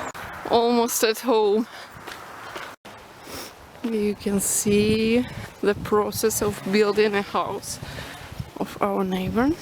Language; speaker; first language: English; non-native, local second language; Russian